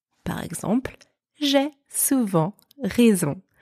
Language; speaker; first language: French; native; French